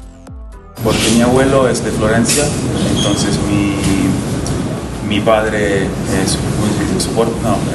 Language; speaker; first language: Spanish; non-native, fluent; Italian